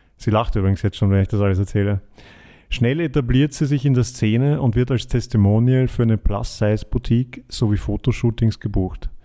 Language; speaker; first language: German; native; German